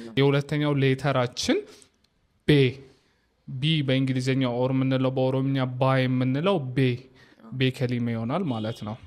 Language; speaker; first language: Amharic; non-native, local second language; Oromo